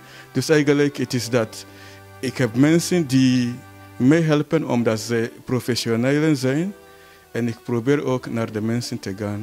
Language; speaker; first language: Dutch; non-native, learner; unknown